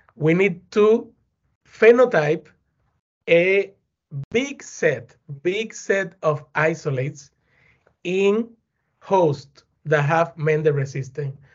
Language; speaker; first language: English; non-native, fluent; Spanish